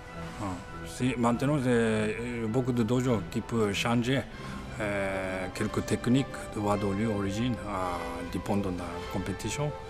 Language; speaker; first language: French; non-native, learner; Japanese